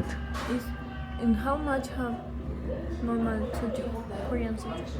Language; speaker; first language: English; non-native, learner; Spanish